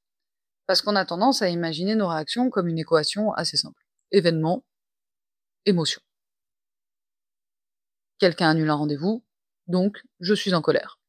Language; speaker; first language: French; native; French